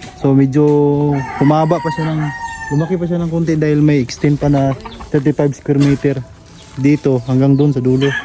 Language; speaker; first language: Filipino; non-native, local second language; Cebuano